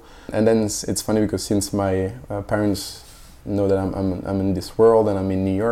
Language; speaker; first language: English; non-native, fluent; French